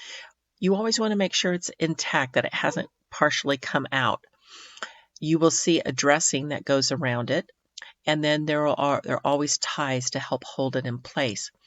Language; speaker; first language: English; native; English